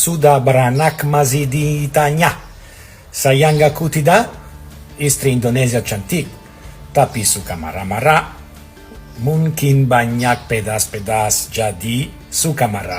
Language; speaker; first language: Indonesian; non-native, learner; Italian